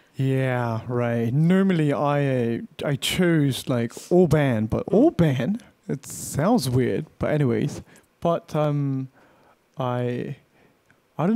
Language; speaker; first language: English; non-native, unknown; Korean